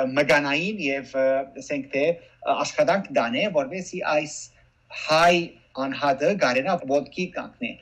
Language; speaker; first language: Armenian; early bilingual, heritage; Armenian